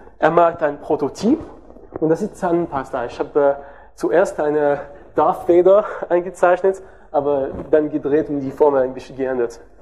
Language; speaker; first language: German; non-native, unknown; French